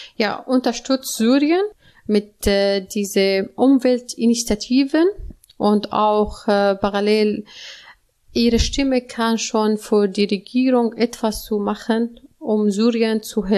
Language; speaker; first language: German; non-native, learner; Arabic